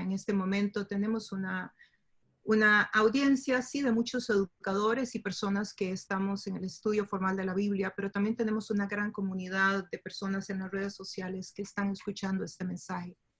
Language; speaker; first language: Spanish; native; Spanish